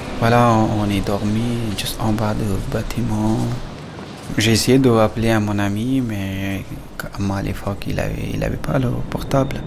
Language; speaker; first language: French; non-native, fluent; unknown